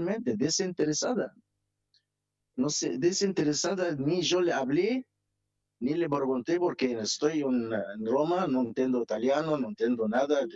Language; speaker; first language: Spanish; non-native, fluent; Arabic